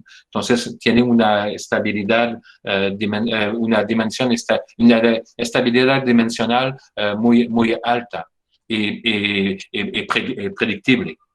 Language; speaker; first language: Spanish; non-native, fluent; French